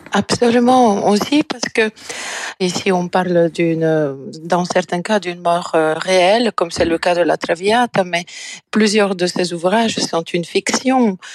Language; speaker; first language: French; non-native, fluent; Bulgarian